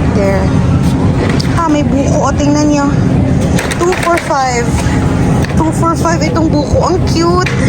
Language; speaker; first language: Filipino; native; Filipino